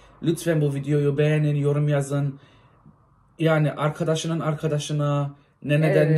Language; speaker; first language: Turkish; early bilingual, heritage; Turkish